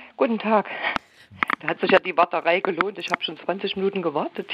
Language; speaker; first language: German; native; German